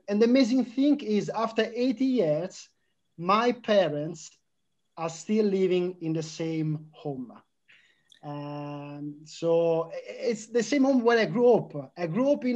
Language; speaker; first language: English; non-native, fluent; Italian